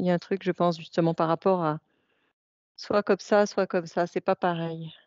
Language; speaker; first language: French; native; French